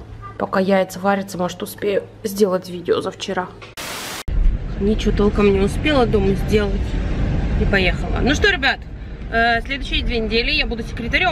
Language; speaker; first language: Russian; native; Russian